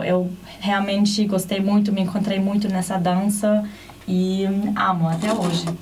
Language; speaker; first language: Portuguese; non-native, fluent; German